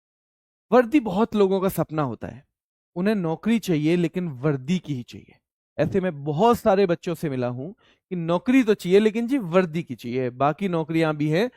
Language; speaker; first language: Hindi; native; Hindi